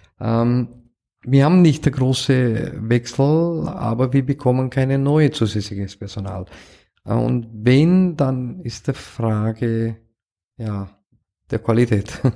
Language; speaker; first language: German; non-native, fluent; Romanian